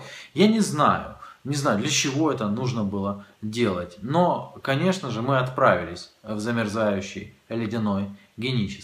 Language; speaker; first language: Russian; native; Russian